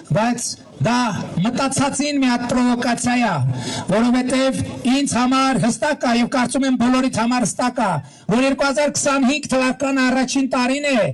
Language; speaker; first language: Armenian; native; Armenian